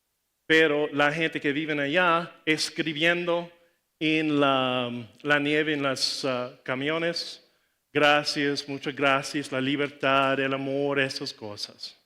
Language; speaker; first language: Spanish; non-native, learner; English